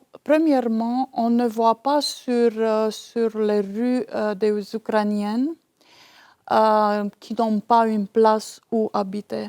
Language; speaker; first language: French; non-native, fluent; Romanian